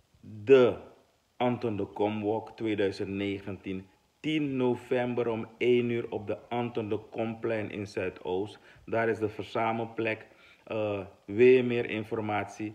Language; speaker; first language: Dutch; native; Dutch